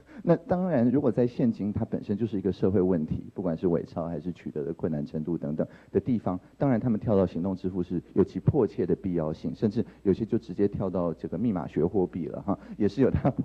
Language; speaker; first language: Chinese; native; Chinese